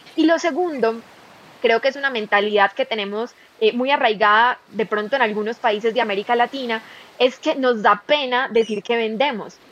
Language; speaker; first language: Spanish; native; Spanish